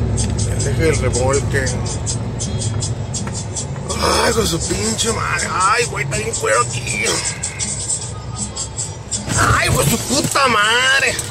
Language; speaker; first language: Spanish; native; Spanish